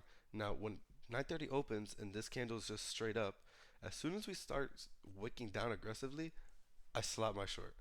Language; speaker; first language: English; native; English